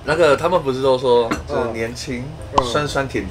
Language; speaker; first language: Chinese; native; Chinese